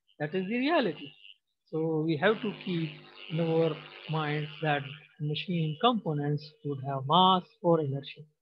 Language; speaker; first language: English; non-native, local second language; Pashto